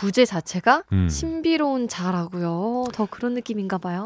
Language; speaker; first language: Korean; native; Korean